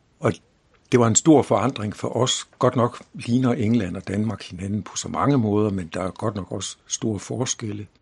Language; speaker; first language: Danish; native; Danish